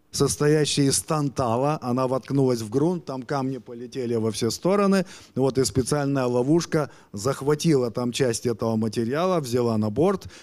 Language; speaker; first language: Russian; native; Russian